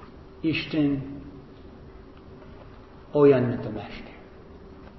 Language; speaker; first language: Hungarian; non-native, fluent; English